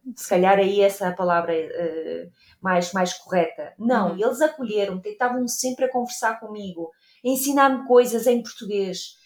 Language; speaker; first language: Portuguese; non-native, fluent; Ukrainian